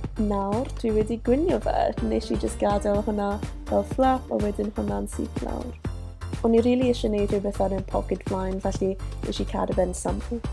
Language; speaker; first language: Welsh; non-native, local second language; English